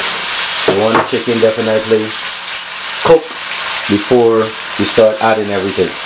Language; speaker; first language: English; native; English